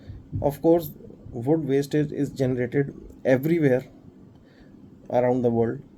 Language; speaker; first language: English; non-native, local second language; Hindi